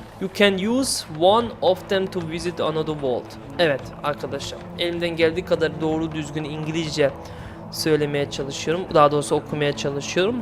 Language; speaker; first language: Turkish; native; Turkish